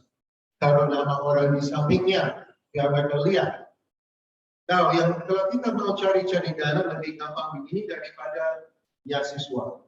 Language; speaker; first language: Indonesian; non-native, fluent; English